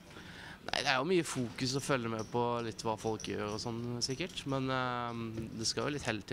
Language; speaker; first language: Norwegian; native; Norwegian